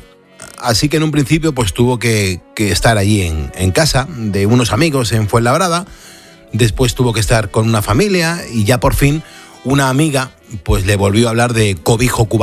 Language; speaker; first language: Spanish; native; Spanish